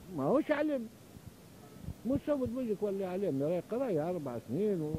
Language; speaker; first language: Arabic; native; Arabic